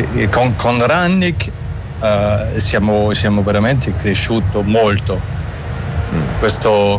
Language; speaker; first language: Italian; non-native, learner; German